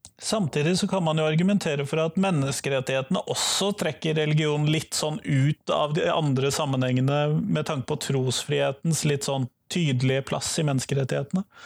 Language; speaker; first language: Norwegian; native; Norwegian